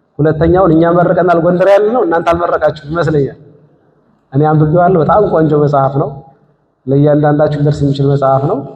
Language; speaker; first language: Amharic; native; Amharic